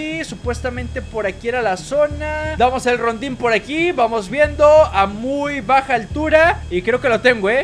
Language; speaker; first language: Spanish; native; Spanish